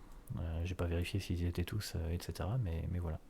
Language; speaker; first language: French; native; French